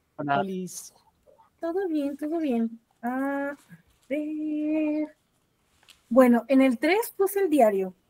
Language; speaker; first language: Spanish; native; Spanish